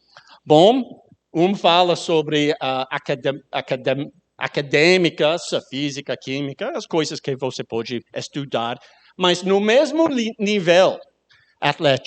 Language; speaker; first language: Portuguese; non-native, learner; English